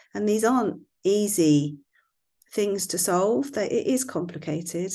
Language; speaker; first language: English; native; English